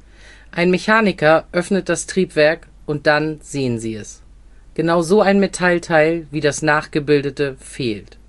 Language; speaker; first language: German; native; German